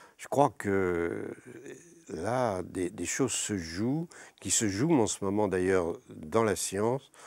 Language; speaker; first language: French; native; French